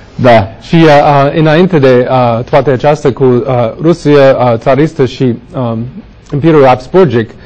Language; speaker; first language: Romanian; non-native, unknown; English